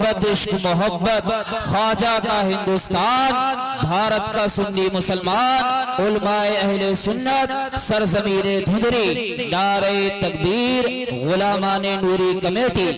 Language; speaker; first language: Hindi; native; Hindi